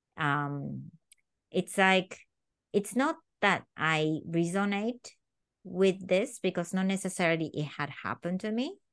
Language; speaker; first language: English; non-native, fluent; Japanese